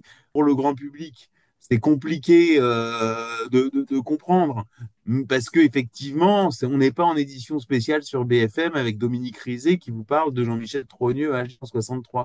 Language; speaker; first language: French; native; French